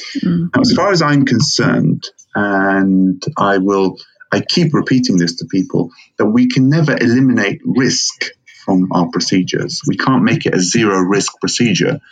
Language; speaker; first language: English; non-native, fluent; Arabic